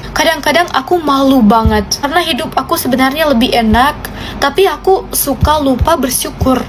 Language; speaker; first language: Indonesian; non-native, fluent; German